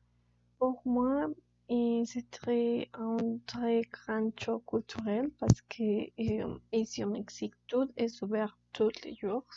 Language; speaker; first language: French; non-native, learner; Spanish